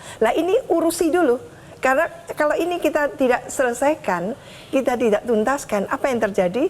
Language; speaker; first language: Indonesian; native; Indonesian